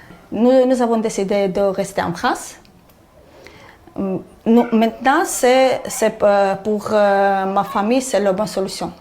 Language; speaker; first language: French; non-native, learner; Armenian